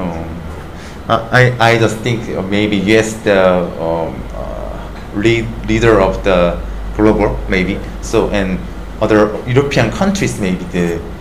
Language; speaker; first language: English; non-native, learner; Korean